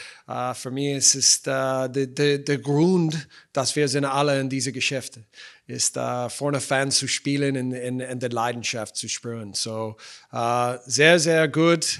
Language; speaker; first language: German; non-native, fluent; English